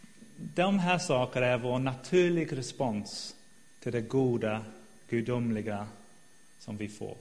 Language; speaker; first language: Swedish; non-native, fluent; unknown